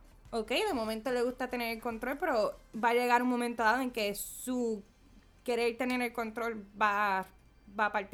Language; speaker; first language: Spanish; native; Spanish